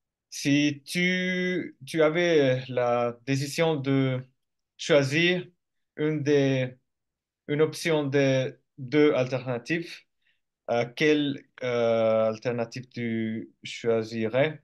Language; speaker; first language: French; non-native, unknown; Finnish